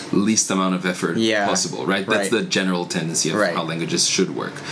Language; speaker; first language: English; non-native, fluent; Portuguese